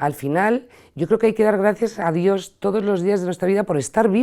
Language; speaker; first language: Spanish; native; Spanish